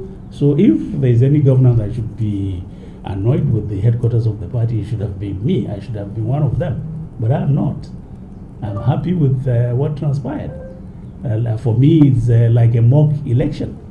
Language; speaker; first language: English; non-native, local second language; Hausa